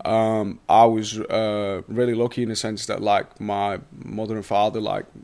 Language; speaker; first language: English; native; English